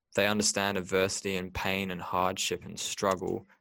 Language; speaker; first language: English; native; English